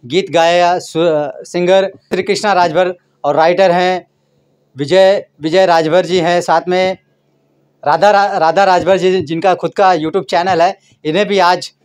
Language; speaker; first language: Hindi; native; Hindi